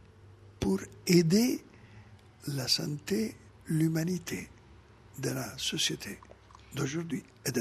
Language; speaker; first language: French; non-native, fluent; Italian